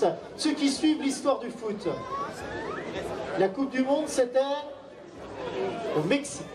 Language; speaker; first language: French; native; French